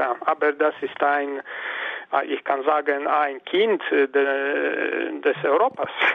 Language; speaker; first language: German; non-native, fluent; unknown